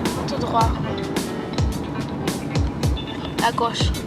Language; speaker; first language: French; early bilingual, other home language; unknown